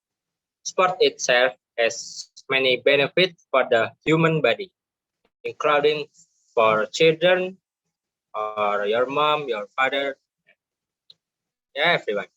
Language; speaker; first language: English; non-native, learner; Indonesian